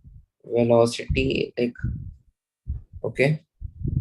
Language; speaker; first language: English; non-native, local second language; Hindi